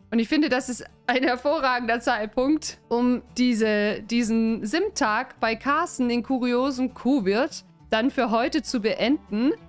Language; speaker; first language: German; native; German